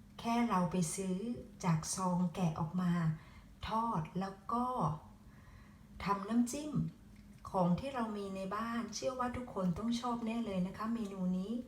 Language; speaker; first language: Thai; native; Thai